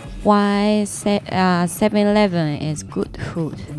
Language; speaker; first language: English; non-native, learner; Japanese